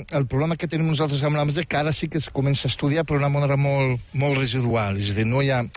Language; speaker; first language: Catalan; non-native, fluent; Riffian